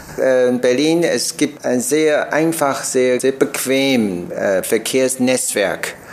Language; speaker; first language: German; non-native, learner; Chinese